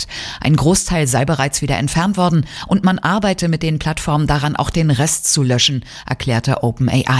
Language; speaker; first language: German; native; German